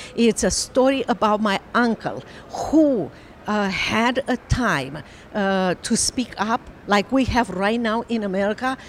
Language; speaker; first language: English; non-native, fluent; Romanian